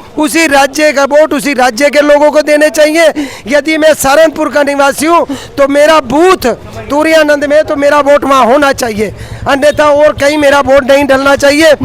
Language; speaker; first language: Hindi; native; Hindi